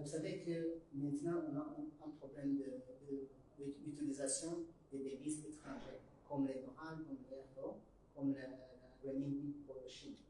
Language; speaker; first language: French; non-native, learner; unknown